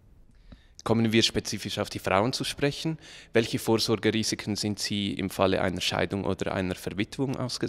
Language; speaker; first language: German; native; German